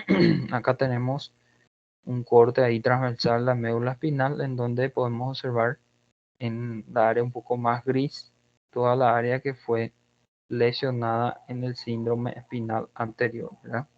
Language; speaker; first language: Spanish; non-native, fluent; Portuguese